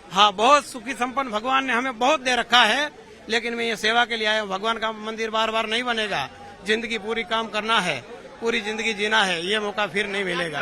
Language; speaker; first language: Hindi; non-native, local second language; Gujarati